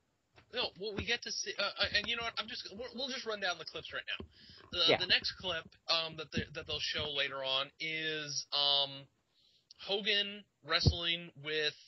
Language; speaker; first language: English; native; English